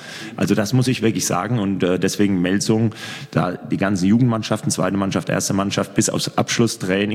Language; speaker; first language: German; native; German